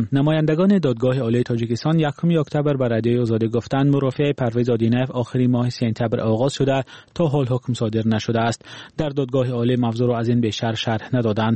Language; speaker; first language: Persian; native; Persian